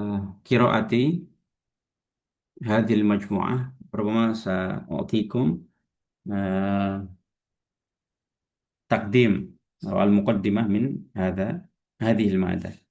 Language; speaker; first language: Arabic; non-native, fluent; Indonesian